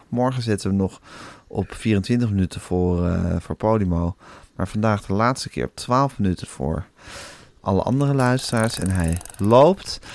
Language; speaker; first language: Dutch; native; Dutch